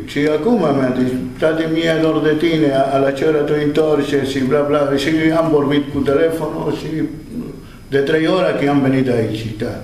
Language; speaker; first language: Romanian; non-native, learner; Spanish